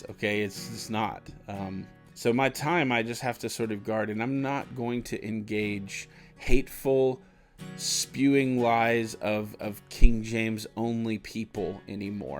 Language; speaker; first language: English; native; English